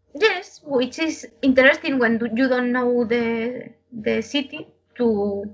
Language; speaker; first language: English; non-native, learner; Spanish